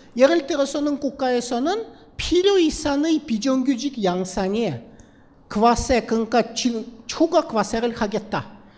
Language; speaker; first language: Korean; non-native, fluent; Russian